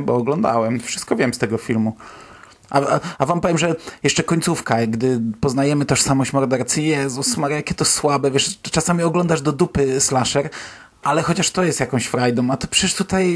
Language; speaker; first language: Polish; native; Polish